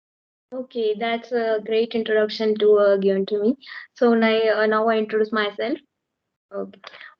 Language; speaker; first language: English; non-native, learner; Marathi